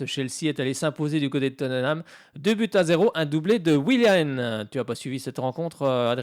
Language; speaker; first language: French; native; French